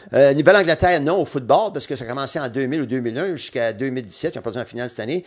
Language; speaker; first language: French; non-native, local second language; English